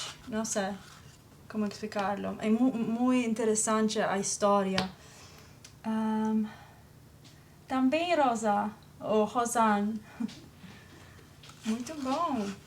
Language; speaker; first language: Portuguese; non-native, learner; English